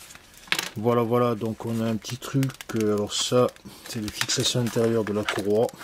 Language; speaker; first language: French; native; French